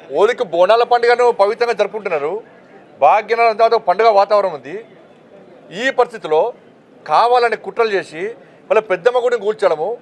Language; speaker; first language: Telugu; native; Telugu